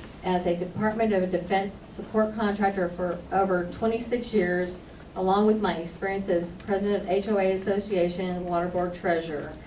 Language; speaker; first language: English; native; English